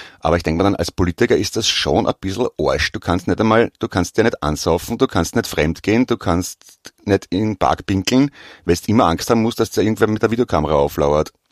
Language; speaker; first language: German; native; German